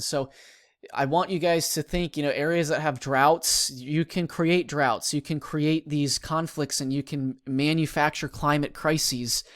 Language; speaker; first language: English; native; English